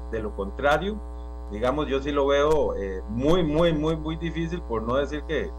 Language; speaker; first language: Spanish; native; Spanish